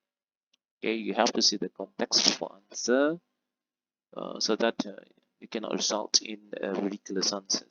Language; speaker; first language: English; non-native, fluent; Indonesian